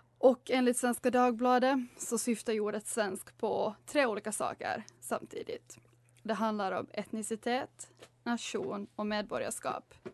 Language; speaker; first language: Swedish; native; Swedish